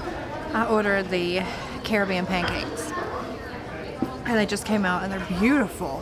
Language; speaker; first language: English; native; English